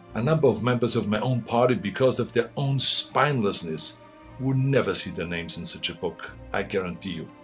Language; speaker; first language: English; non-native, fluent; German